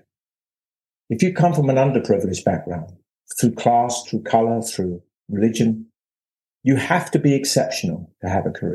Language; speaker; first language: English; native; English